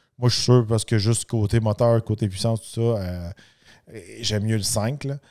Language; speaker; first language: French; native; French